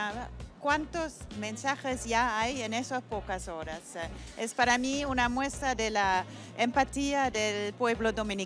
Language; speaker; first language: Spanish; non-native, fluent; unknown